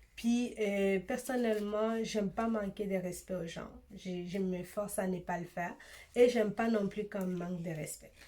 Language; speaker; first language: French; early bilingual, other home language; Swahili